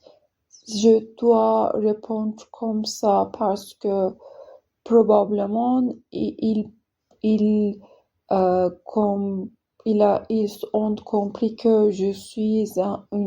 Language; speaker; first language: French; non-native, learner; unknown